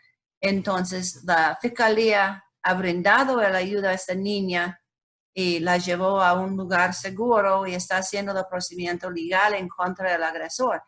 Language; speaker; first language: Spanish; non-native, learner; English